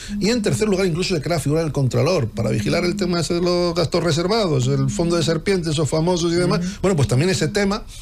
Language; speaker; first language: Spanish; native; Spanish